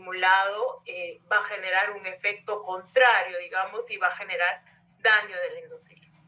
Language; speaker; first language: Spanish; native; Spanish